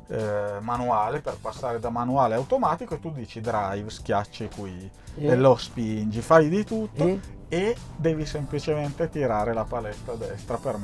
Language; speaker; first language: Italian; native; Italian